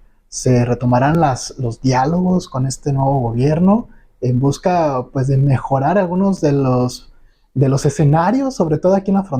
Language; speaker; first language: Spanish; native; Spanish